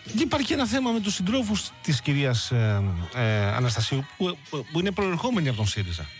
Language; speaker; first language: Greek; native; Greek